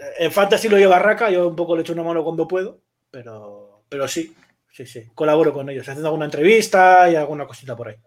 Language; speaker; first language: Spanish; native; Spanish